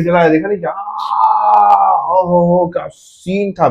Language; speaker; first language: Hindi; native; Hindi